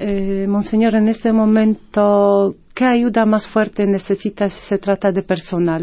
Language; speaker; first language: Spanish; non-native, fluent; Polish